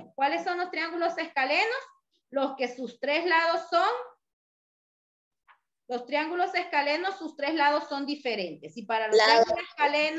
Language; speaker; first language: Spanish; native; Spanish